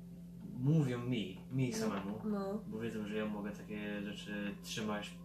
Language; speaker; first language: Polish; early bilingual, heritage; Polish